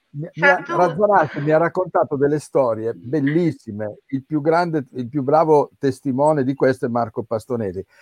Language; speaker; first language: Italian; native; Italian